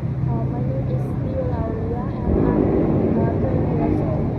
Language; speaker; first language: English; non-native, learner; Indonesian